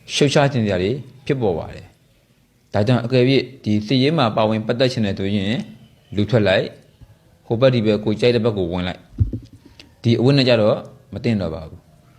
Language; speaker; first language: Burmese; native; Burmese